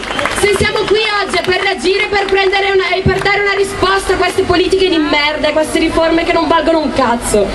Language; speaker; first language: Italian; native; Italian